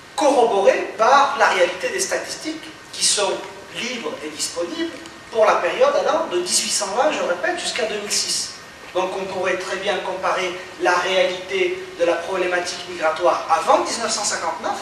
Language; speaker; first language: French; native; French